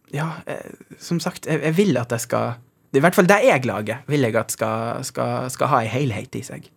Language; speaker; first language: Norwegian; native; Norwegian